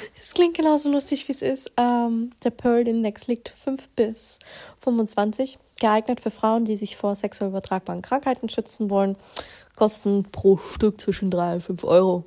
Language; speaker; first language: German; native; German